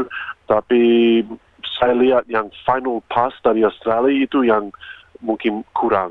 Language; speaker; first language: Indonesian; non-native, fluent; Croatian